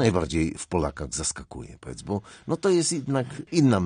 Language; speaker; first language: Polish; native; Polish